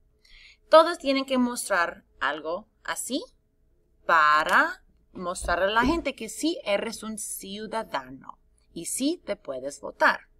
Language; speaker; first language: Spanish; non-native, fluent; English